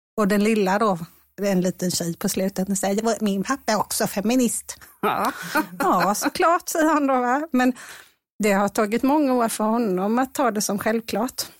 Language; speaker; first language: Swedish; native; Swedish